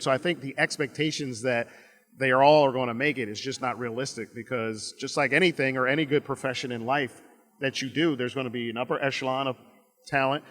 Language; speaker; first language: English; native; English